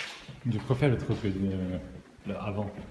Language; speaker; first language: French; early bilingual, other home language; Japanese